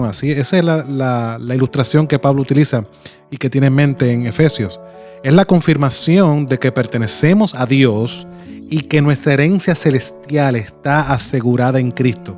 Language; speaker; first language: Spanish; native; Spanish